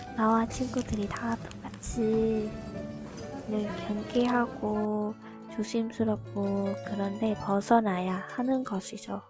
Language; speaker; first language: Korean; non-native, fluent; Vietnamese